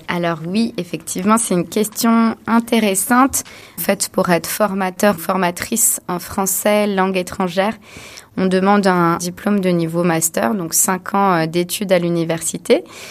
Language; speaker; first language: French; native; French